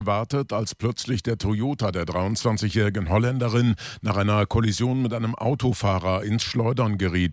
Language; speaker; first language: German; native; German